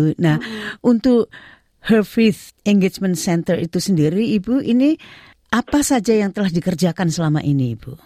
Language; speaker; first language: Indonesian; native; Indonesian